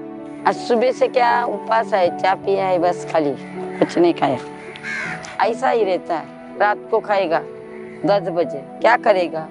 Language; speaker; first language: Hindi; non-native, local second language; Marathi